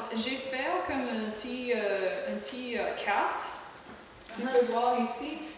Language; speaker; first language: French; non-native, learner; English